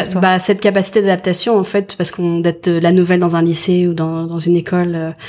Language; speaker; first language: French; early bilingual, other home language; English